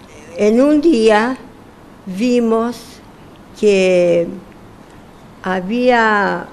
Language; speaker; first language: Spanish; non-native, fluent; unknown